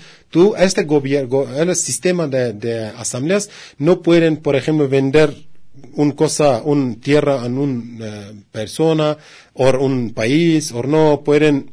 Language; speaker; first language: Spanish; non-native, learner; Kurdish